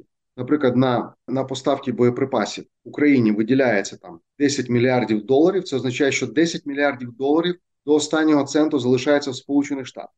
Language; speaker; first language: Ukrainian; native; Ukrainian